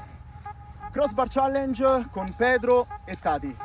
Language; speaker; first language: Italian; native; Italian